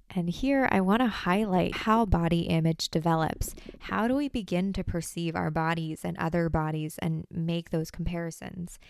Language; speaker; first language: English; native; English